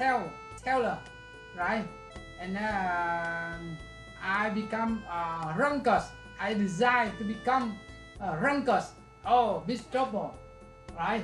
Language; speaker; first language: English; non-native, learner; Vietnamese